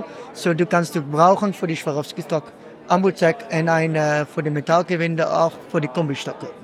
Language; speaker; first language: German; non-native, learner; Dutch